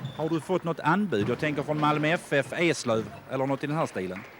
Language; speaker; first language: Swedish; native; Swedish